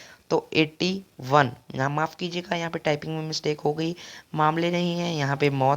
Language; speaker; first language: Hindi; native; Hindi